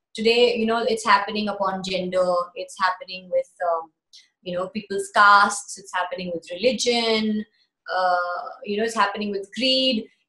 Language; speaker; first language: English; early bilingual, other home language; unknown